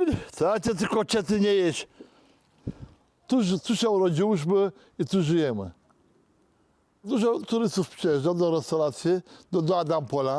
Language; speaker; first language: Polish; early bilingual, heritage; Polish